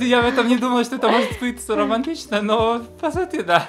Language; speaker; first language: Russian; non-native, fluent; Spanish